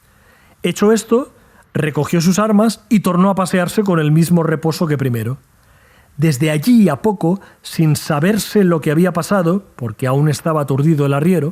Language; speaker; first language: Spanish; native; Spanish